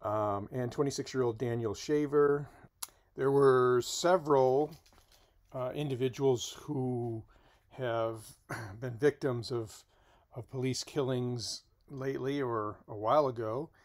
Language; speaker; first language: English; native; English